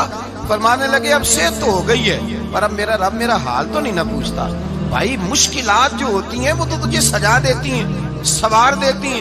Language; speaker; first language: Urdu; non-native, local second language; Punjabi